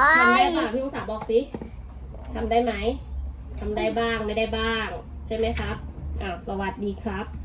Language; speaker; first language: Thai; native; Thai